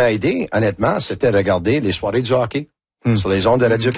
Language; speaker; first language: French; non-native, local second language; Italian